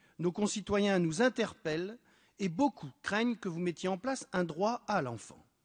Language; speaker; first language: French; native; French